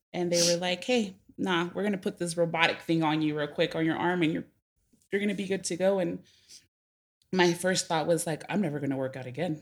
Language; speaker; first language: English; native; English